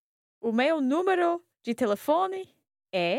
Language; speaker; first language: Portuguese; non-native, learner; English